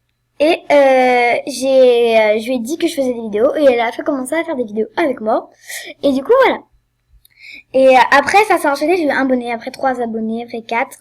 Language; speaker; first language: French; native; French